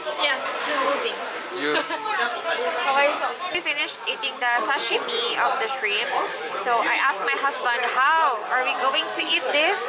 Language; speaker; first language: English; non-native, local second language; Filipino